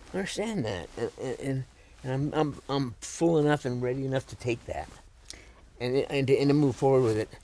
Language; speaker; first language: English; native; English